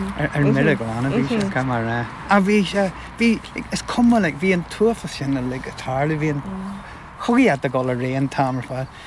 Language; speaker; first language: Irish; non-native, local second language; English